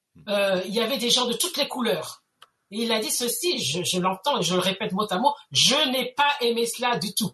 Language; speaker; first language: French; native; French